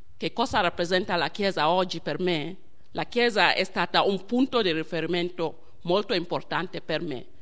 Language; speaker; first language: Italian; non-native, fluent; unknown